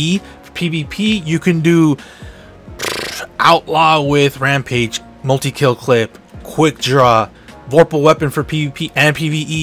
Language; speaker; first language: English; native; English